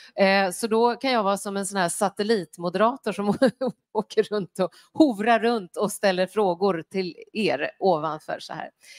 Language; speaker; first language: Swedish; native; Swedish